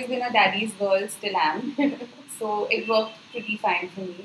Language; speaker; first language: English; non-native, local second language; Hindi